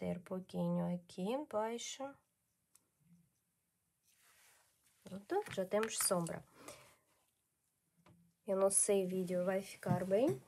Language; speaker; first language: Portuguese; non-native, learner; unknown